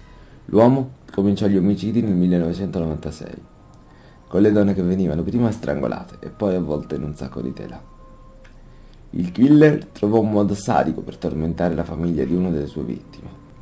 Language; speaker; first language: Italian; native; Italian